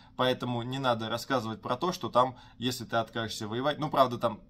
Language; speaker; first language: Russian; native; Russian